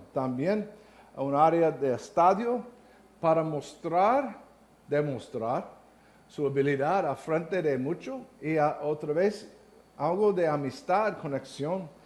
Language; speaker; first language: Spanish; non-native, learner; English